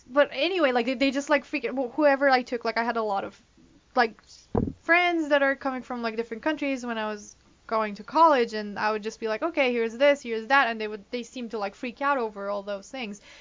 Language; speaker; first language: English; non-native, fluent; Turkish